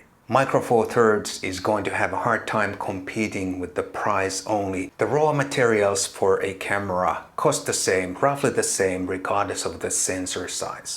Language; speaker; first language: English; non-native, fluent; Finnish